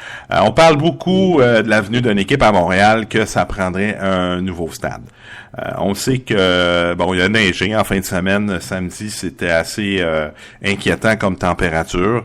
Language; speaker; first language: French; native; French